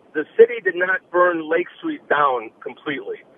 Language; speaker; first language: English; native; English